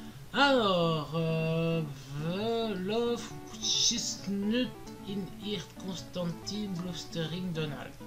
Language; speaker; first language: English; non-native, learner; French